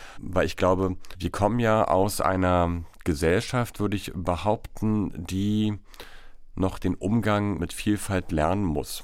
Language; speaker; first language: German; native; German